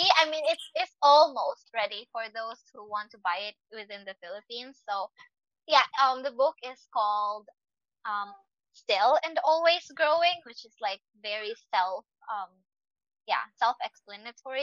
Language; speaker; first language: English; non-native, local second language; Cebuano